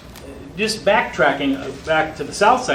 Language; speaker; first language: English; native; English